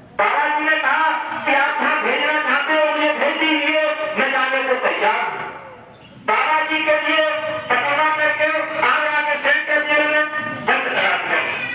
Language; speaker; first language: Hindi; native; Hindi